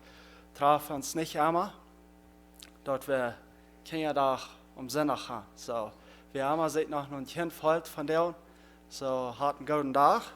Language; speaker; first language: German; non-native, learner; Plautdietsch